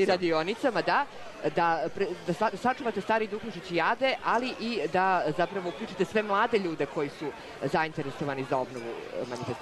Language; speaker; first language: Serbian; native; Serbian